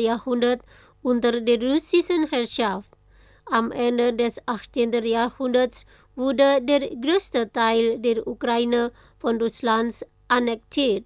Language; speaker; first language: German; non-native, fluent; Indonesian